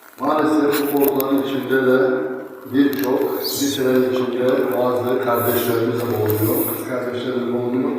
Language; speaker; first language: Turkish; non-native, fluent; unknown